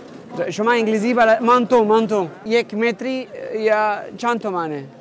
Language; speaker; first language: Persian; non-native, learner; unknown